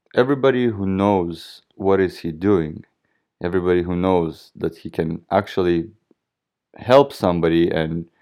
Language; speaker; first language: English; non-native, fluent; Russian